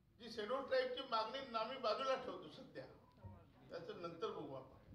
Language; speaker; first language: Marathi; non-native, local second language; Lambadi